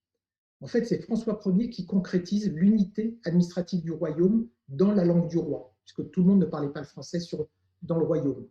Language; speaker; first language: French; native; French